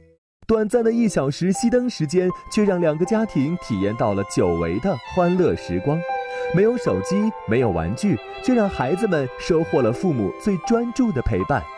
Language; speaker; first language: Chinese; native; Chinese